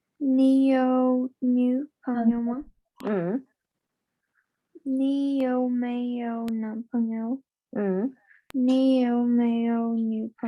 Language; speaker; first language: Chinese; non-native, learner; Norwegian